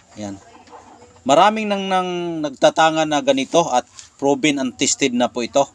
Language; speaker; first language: Filipino; non-native, local second language; Cebuano